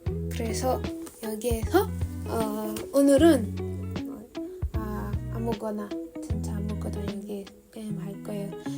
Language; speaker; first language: Korean; non-native, learner; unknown